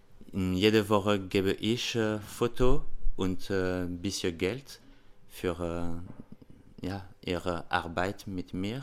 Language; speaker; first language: German; non-native, learner; French